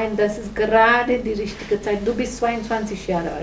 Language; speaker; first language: German; non-native, fluent; Gujarati